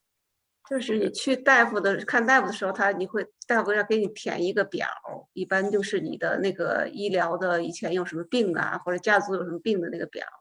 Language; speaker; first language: Chinese; native; Chinese